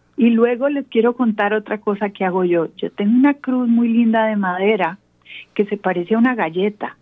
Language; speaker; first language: Spanish; native; Spanish